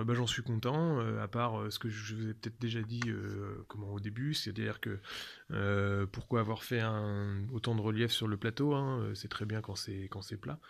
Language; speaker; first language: French; native; French